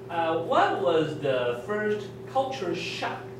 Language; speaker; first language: English; non-native, learner; Chinese